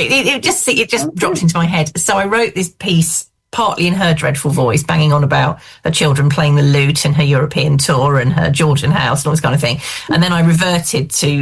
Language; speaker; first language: English; native; English